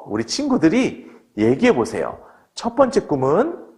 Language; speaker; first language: Korean; native; Korean